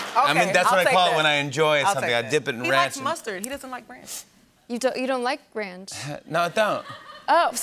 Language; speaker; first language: English; native; English